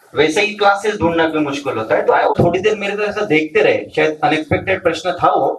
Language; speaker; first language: Hindi; non-native, local second language; Marathi